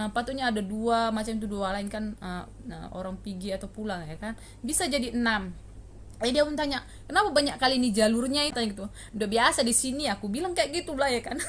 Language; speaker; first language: Indonesian; native; Indonesian